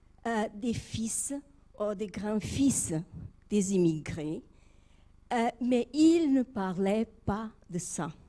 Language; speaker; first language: French; non-native, fluent; Portuguese